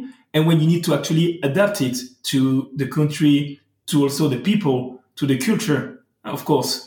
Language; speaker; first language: English; non-native, fluent; French